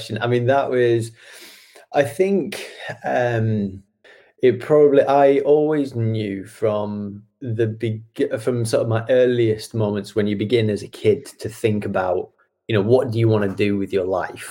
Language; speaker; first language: English; native; English